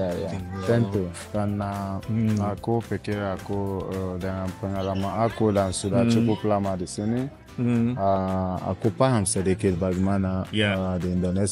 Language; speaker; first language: Indonesian; non-native, fluent; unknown